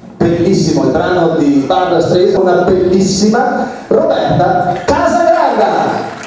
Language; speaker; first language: Italian; native; Italian